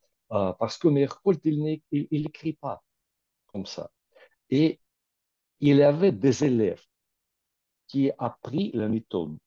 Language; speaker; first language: French; non-native, fluent; Russian